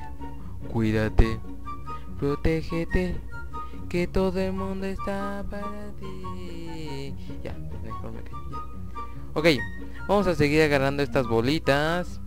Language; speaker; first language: Spanish; native; Spanish